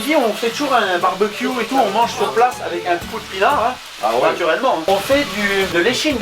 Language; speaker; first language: French; native; French